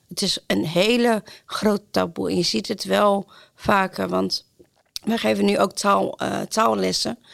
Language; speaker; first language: Dutch; non-native, fluent; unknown